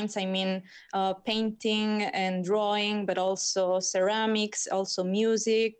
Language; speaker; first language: English; non-native, fluent; Spanish